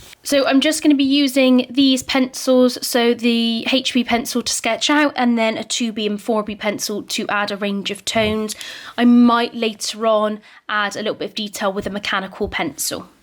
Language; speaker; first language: English; native; English